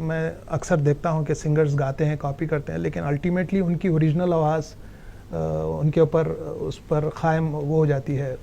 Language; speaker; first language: Hindi; non-native, local second language; Urdu